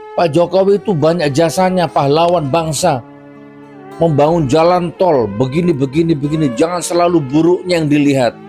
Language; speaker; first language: Indonesian; non-native, local second language; Madurese